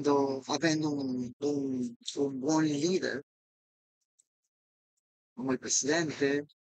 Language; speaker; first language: Italian; non-native, fluent; Spanish